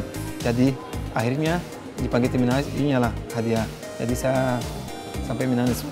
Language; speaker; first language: Indonesian; non-native, fluent; Portuguese